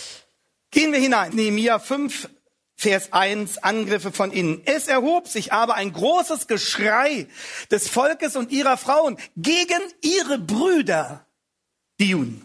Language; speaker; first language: German; native; German